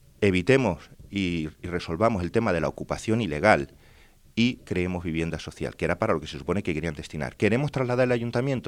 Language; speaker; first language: Spanish; native; Spanish